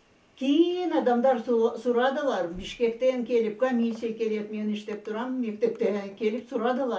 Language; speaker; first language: Kyrgyz; non-native, fluent; Russian